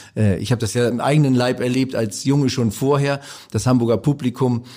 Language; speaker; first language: German; native; German